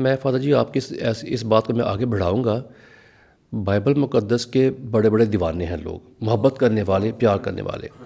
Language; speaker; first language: Urdu; non-native, local second language; Punjabi